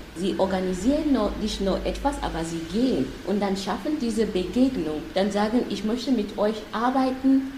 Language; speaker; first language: German; non-native, fluent; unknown